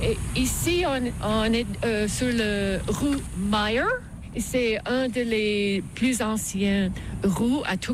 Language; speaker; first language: French; non-native, fluent; English